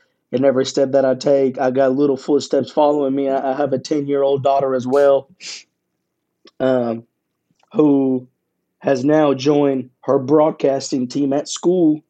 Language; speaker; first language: English; early bilingual, other home language; Spanish